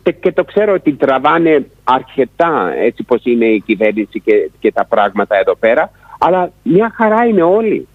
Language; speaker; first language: Greek; early bilingual, heritage; Greek